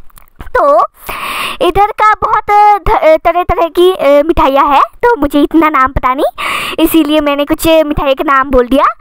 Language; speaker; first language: Hindi; non-native, local second language; Bangla